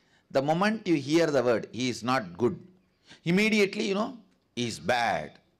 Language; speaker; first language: English; non-native, local second language; Tamil